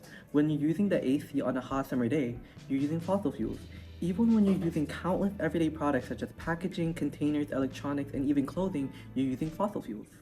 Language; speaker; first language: English; native; English